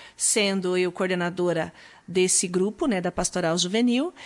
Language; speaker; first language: Portuguese; native; Portuguese